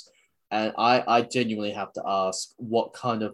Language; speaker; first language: English; native; English